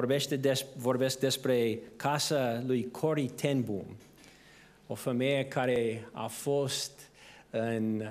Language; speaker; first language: Romanian; non-native, fluent; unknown